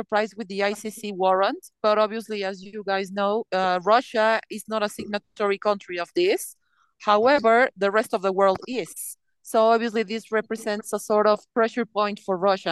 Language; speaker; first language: English; non-native, fluent; Spanish